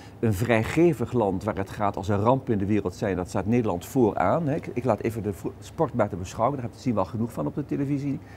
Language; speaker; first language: Dutch; native; Dutch